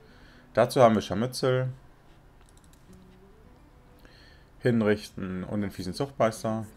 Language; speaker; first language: German; native; German